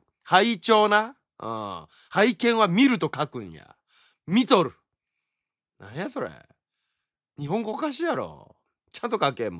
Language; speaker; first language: Japanese; native; Japanese